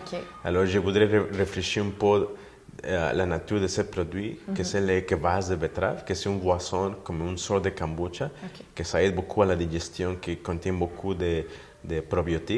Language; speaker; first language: French; non-native, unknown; Spanish